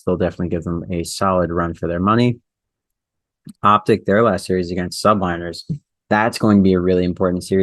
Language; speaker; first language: English; native; English